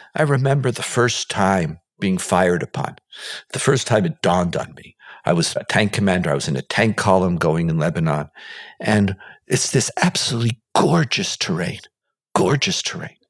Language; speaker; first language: English; non-native, fluent; Hebrew